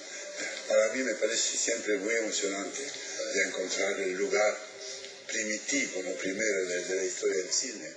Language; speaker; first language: Spanish; non-native, fluent; French